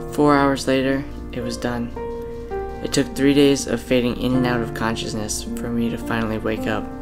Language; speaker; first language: English; native; English